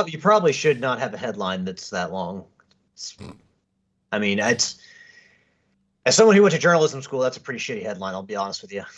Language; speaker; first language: English; native; English